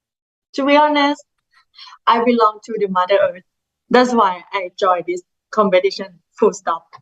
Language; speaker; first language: English; non-native, learner; Thai